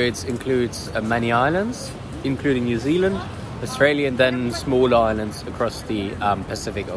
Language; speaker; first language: English; non-native, fluent; German